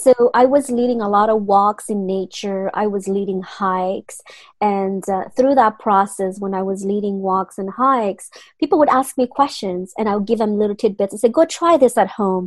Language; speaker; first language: English; non-native, fluent; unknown